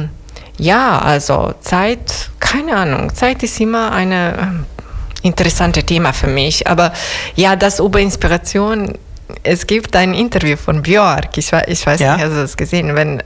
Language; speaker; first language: German; non-native, fluent; Serbian